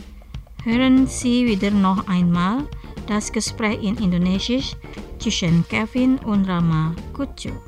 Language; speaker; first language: German; non-native, fluent; Indonesian